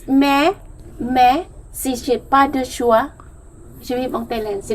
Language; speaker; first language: French; non-native, learner; Thai